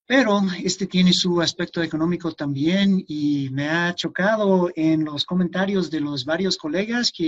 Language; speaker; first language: Spanish; non-native, fluent; English